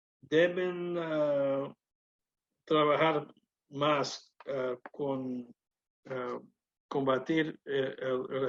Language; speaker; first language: Spanish; non-native, learner; English